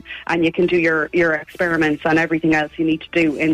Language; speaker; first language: English; native; English